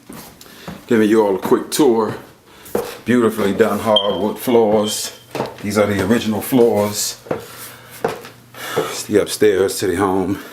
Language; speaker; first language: English; native; English